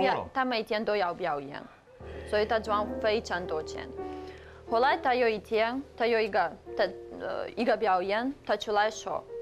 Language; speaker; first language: Chinese; non-native, learner; English